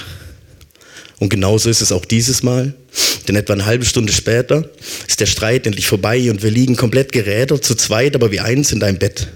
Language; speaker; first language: German; native; German